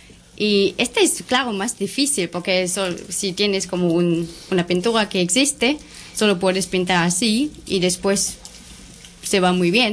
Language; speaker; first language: Spanish; non-native, learner; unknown